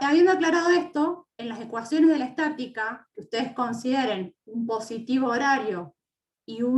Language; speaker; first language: Spanish; native; Spanish